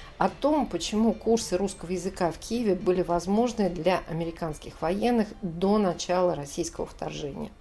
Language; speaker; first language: Russian; native; Russian